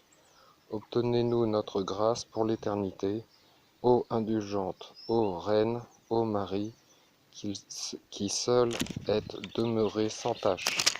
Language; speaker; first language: French; native; French